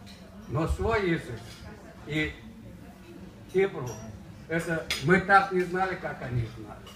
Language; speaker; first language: Russian; non-native, local second language; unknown